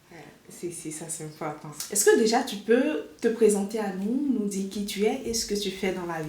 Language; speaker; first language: French; native; French